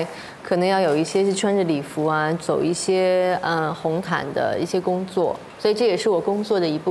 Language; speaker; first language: Chinese; native; Chinese